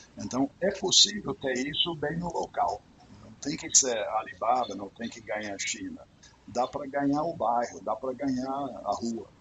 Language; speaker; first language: Portuguese; non-native, fluent; English